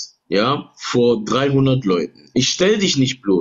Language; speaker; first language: German; native; German